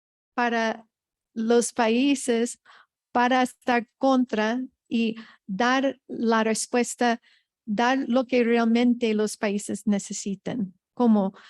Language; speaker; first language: Spanish; non-native, fluent; English